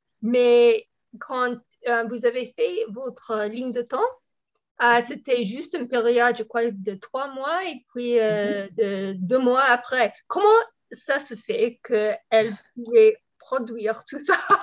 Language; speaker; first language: French; non-native, fluent; English